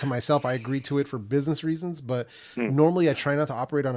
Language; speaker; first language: English; early bilingual, other home language; Spanish